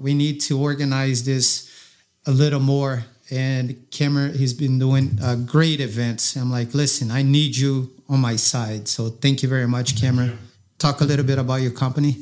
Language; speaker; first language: English; non-native, fluent; Portuguese